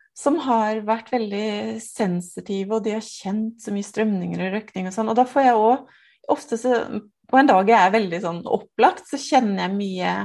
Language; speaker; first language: Norwegian; native; Norwegian